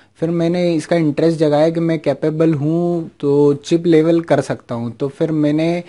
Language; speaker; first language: Hindi; native; Hindi